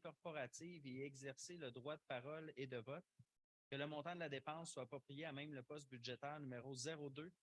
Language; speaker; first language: French; native; French